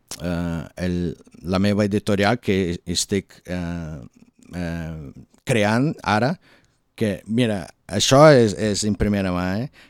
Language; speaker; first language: Catalan; non-native, learner; Portuguese